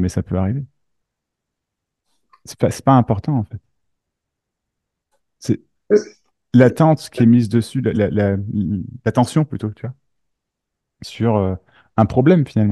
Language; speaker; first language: French; native; French